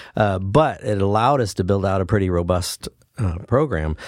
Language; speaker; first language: English; native; English